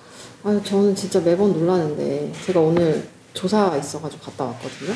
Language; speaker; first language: Korean; native; Korean